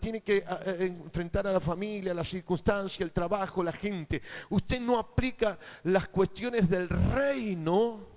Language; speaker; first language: Spanish; native; Spanish